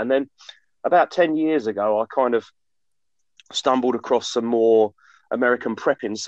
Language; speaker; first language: English; native; English